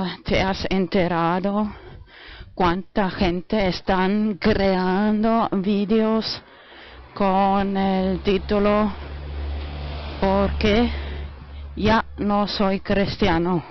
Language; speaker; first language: Spanish; non-native, fluent; German